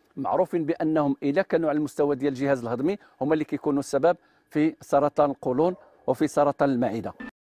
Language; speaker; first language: Arabic; native; Arabic